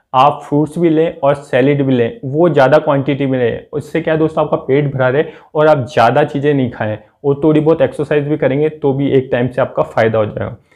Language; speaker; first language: Hindi; native; Hindi